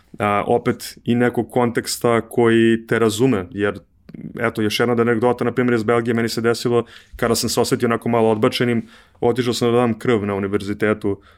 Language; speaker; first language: Serbian; native; Serbian